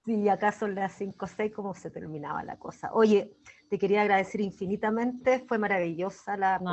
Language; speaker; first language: Spanish; native; Spanish